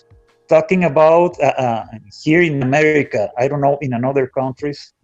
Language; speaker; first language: English; non-native, fluent; Spanish